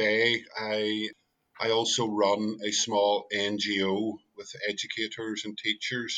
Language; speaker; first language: English; native; English